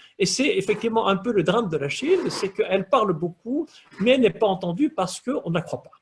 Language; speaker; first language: French; native; French